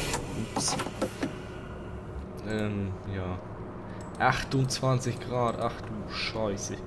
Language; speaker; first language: German; native; German